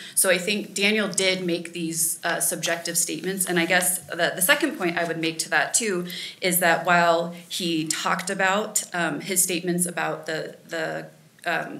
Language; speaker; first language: English; native; English